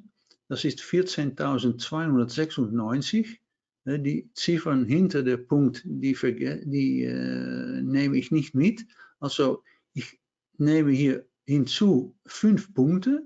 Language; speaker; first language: German; non-native, learner; Dutch